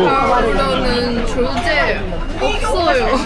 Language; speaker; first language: Korean; non-native, learner; Chinese